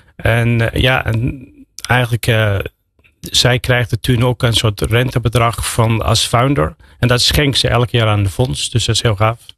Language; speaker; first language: Dutch; non-native, fluent; English